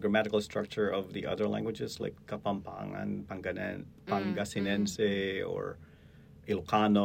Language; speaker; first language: English; non-native, local second language; Hiligaynon